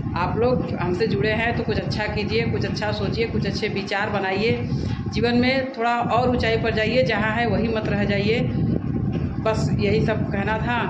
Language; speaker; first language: Hindi; native; Hindi